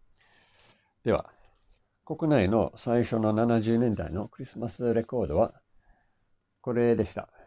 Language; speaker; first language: Japanese; non-native, fluent; English